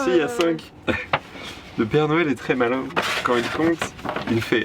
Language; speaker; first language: French; native; French